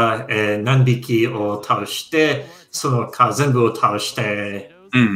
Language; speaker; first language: Japanese; non-native, learner; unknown